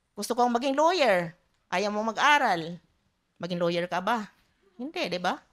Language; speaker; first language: Filipino; non-native, local second language; Cebuano